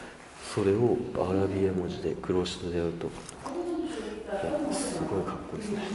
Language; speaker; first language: Japanese; native; Japanese